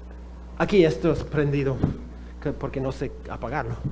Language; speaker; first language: Spanish; non-native, fluent; English